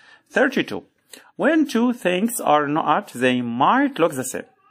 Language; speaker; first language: English; non-native, fluent; Arabic